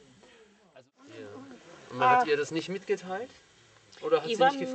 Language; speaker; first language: German; native; German